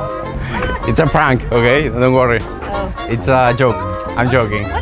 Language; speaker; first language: English; non-native, learner; Spanish